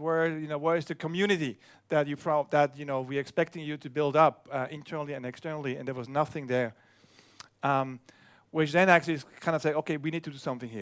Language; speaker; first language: English; non-native, fluent; German